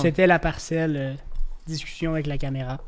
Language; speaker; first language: French; native; French